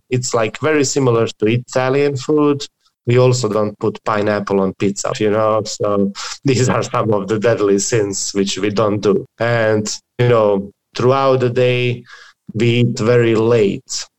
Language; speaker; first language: English; non-native, fluent; Croatian